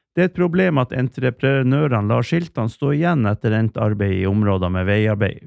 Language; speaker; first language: Norwegian; native; Norwegian